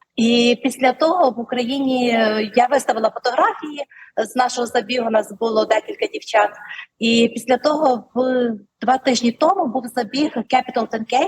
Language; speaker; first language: Ukrainian; native; Ukrainian